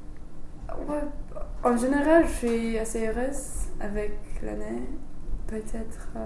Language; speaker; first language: French; non-native, fluent; English